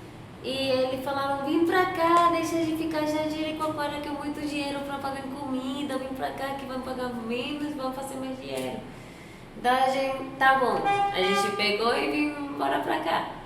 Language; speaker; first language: Portuguese; non-native, fluent; Spanish